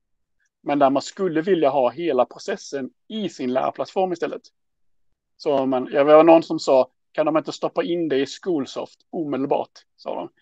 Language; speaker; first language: Swedish; native; Swedish